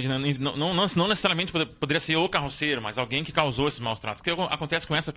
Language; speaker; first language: Portuguese; native; Portuguese